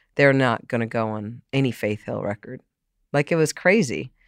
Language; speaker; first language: English; native; English